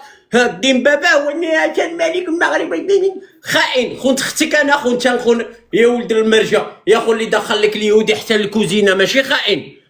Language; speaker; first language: Arabic; native; Arabic